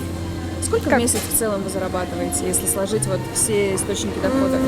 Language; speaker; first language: Russian; native; Russian